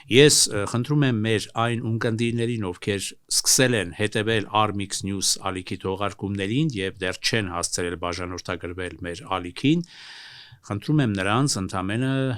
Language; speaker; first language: Armenian; native; Armenian